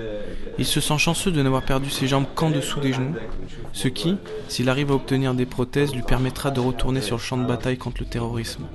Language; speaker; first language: French; native; French